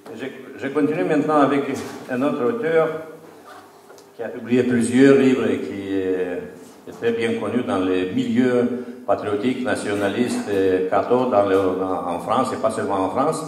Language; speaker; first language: French; non-native, fluent; Romanian